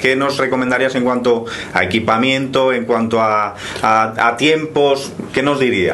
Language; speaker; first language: Spanish; native; Spanish